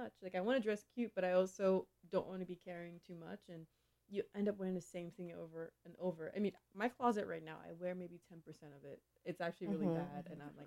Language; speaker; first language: English; non-native, local second language; Igbo